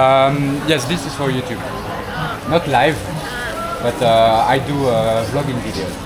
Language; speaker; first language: English; non-native, learner; French